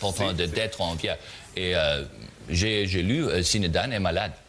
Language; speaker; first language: French; non-native, learner; German